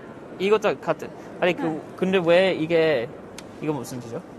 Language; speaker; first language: Korean; non-native, learner; English